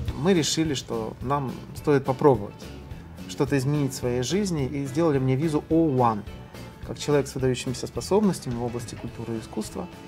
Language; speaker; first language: Russian; native; Russian